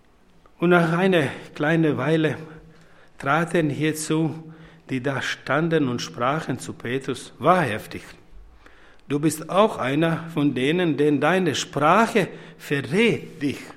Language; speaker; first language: German; non-native, fluent; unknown